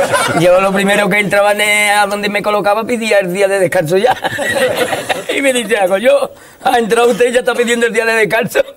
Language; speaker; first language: Spanish; native; Spanish